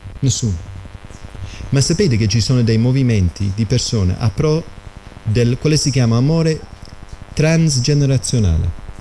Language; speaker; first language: Italian; non-native, fluent; English